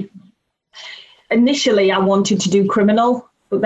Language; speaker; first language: English; native; English